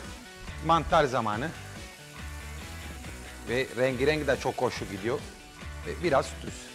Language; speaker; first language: Turkish; non-native, learner; Italian